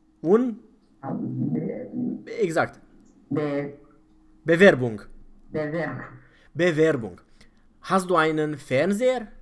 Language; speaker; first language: German; non-native, fluent; Romanian